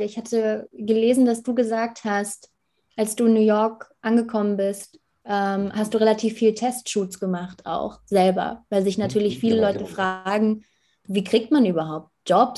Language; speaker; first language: German; native; German